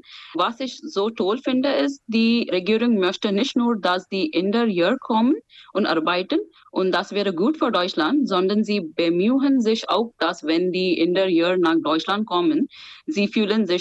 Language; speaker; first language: German; non-native, fluent; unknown